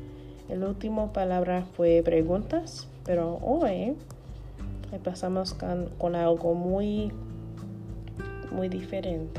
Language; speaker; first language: Spanish; non-native, learner; English